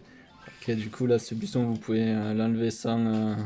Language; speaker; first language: French; native; French